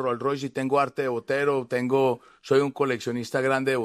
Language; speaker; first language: Spanish; native; Spanish